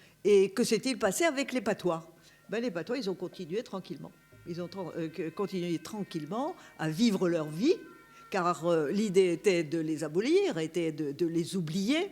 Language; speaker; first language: French; native; French